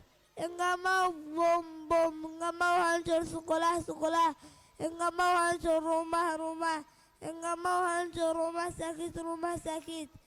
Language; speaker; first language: Indonesian; non-native, learner; Arabic